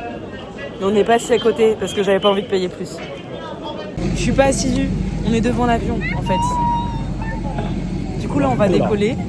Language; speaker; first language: French; native; French